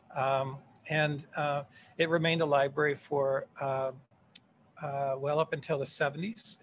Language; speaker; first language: English; native; English